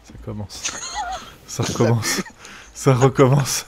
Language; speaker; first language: French; native; French